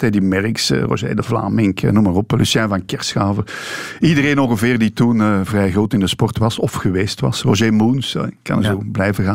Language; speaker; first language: Dutch; native; Dutch